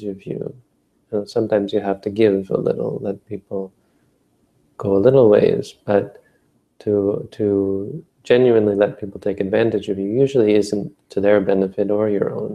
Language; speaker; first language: English; native; English